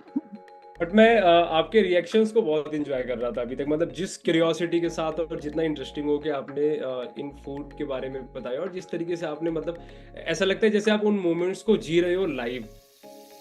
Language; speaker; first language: Hindi; native; Hindi